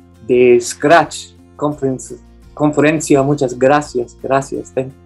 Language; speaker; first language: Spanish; non-native, learner; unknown